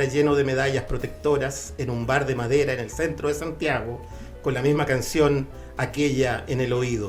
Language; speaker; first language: Spanish; native; Spanish